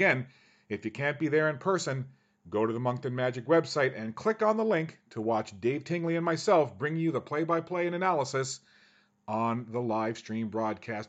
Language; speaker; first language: English; native; English